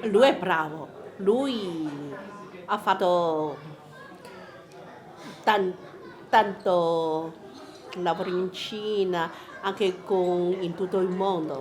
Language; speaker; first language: Italian; non-native, learner; Chinese